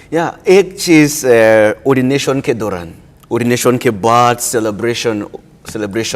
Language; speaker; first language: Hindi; non-native, learner; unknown